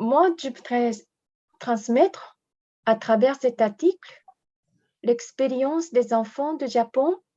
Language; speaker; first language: French; non-native, fluent; Japanese